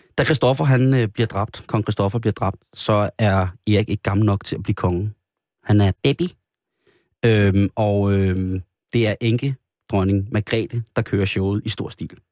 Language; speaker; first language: Danish; native; Danish